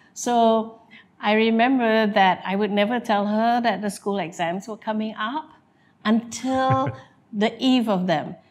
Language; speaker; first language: English; non-native, local second language; Malay